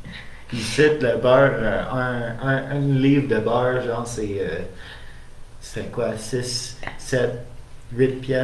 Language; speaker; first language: French; native; French